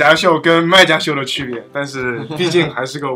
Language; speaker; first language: Chinese; native; Chinese